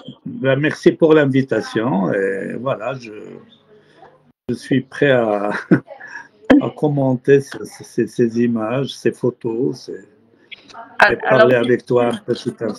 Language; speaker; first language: French; non-native, local second language; Arabic